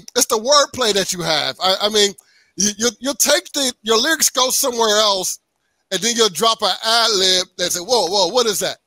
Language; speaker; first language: English; native; English